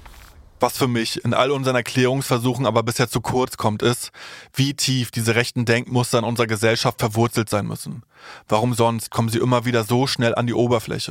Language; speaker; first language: German; native; German